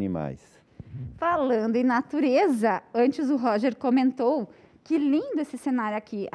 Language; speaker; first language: Portuguese; native; Portuguese